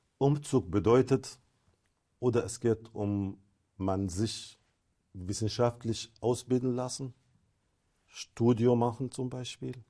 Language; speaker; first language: German; non-native, fluent; Arabic